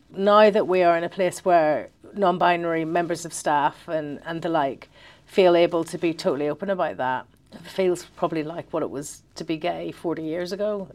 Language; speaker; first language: English; native; English